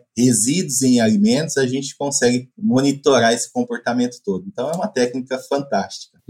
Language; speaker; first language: Portuguese; native; Portuguese